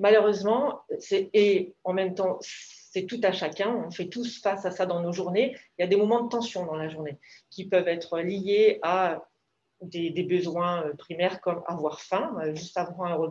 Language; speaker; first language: French; native; French